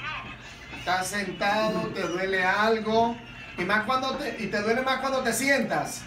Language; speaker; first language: Spanish; native; Spanish